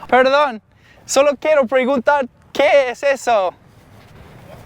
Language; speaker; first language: Spanish; non-native, learner; English